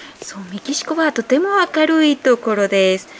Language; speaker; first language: Japanese; non-native, learner; Spanish